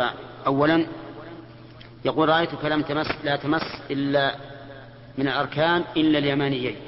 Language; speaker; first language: Arabic; native; Arabic